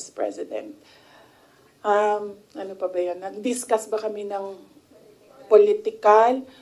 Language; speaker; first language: Filipino; non-native, local second language; Cebuano